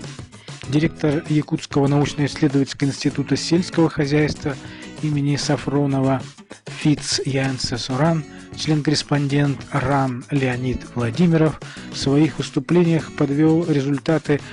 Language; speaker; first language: Russian; native; Russian